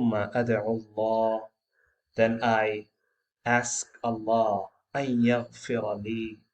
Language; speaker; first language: Arabic; non-native, fluent; Bangla